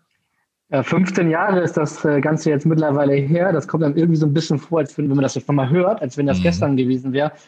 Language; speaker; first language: German; native; German